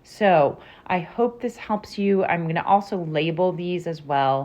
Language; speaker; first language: English; native; English